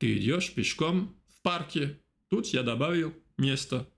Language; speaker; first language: Russian; non-native, fluent; French